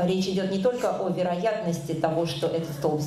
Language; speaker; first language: Russian; native; Russian